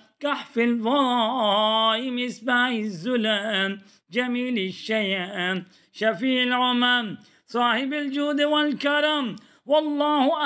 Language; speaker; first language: Urdu; native; Urdu